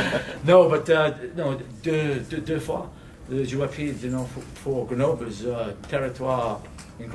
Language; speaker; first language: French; non-native, learner; English